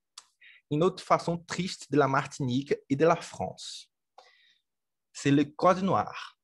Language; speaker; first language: French; native; French